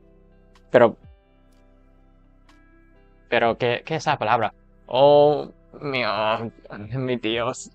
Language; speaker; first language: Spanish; non-native, learner; English